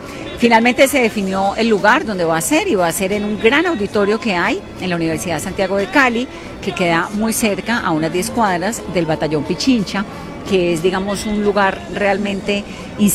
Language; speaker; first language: Spanish; native; Spanish